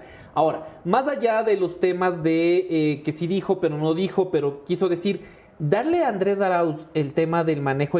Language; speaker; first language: Spanish; native; Spanish